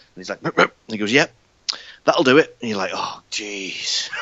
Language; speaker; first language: English; native; English